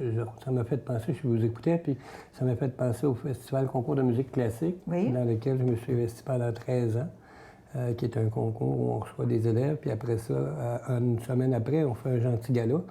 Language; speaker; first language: French; native; French